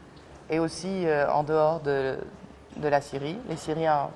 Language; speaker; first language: French; early bilingual, other home language; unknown